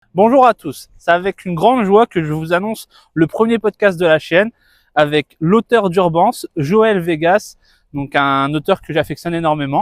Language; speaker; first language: French; native; French